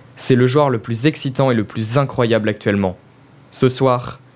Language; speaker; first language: French; native; French